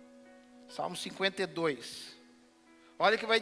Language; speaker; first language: Portuguese; native; Portuguese